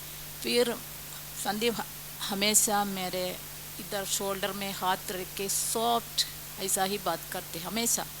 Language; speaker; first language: Hindi; non-native, local second language; Malayalam